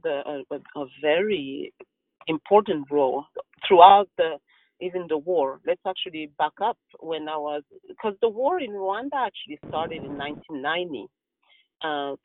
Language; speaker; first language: English; non-native, local second language; Kinyarwanda